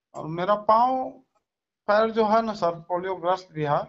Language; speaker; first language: Hindi; native; Hindi